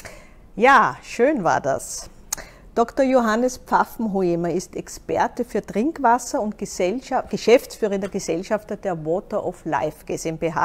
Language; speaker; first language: German; native; German